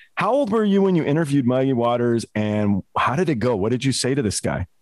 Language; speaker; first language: English; native; English